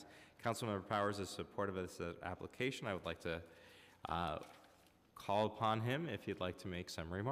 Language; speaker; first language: English; native; English